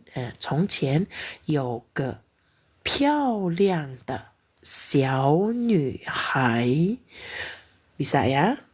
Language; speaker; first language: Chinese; non-native, fluent; Indonesian